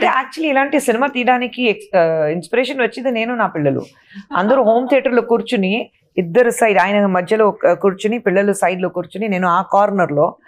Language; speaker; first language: Telugu; non-native, fluent; Hindi